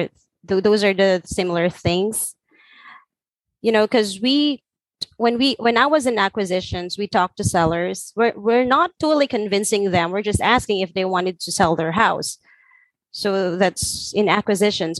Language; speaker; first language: English; non-native, local second language; Filipino